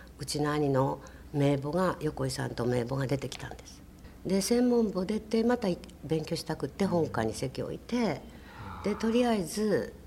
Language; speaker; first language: Japanese; native; Japanese